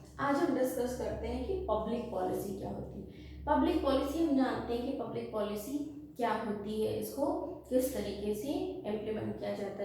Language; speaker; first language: Hindi; native; Hindi